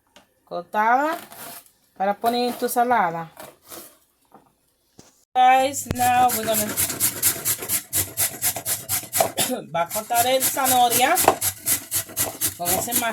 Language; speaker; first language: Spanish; non-native, learner; English